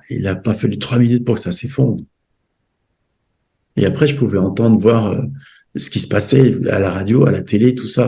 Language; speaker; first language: French; native; French